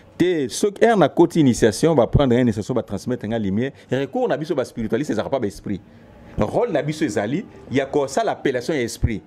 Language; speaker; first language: Lingala; non-native, local second language; Kituba (Democratic Republic of Congo)